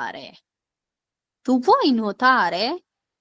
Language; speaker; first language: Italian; non-native, fluent; Urdu